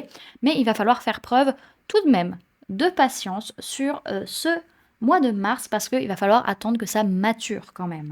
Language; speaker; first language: French; native; French